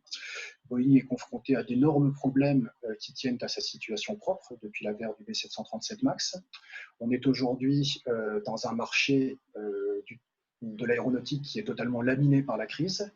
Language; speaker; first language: French; native; French